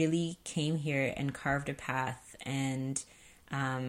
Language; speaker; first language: English; native; English